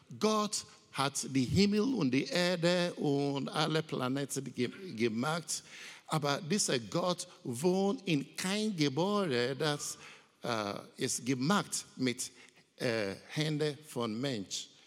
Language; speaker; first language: German; non-native, learner; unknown